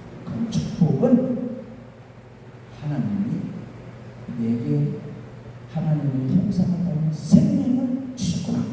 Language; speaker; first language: Korean; native; Korean